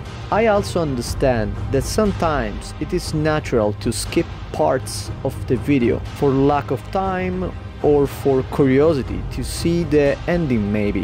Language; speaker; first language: English; non-native, fluent; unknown